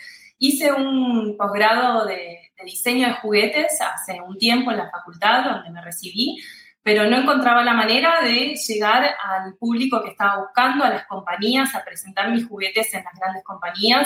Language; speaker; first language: English; non-native, fluent; Spanish